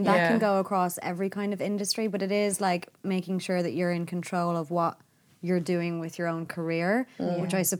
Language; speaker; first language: English; native; English